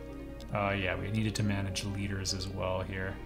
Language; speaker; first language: English; native; English